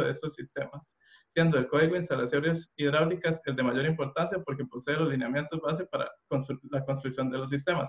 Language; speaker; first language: Spanish; native; Spanish